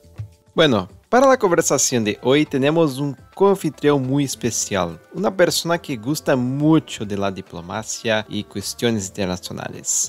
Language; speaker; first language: Spanish; non-native, fluent; Portuguese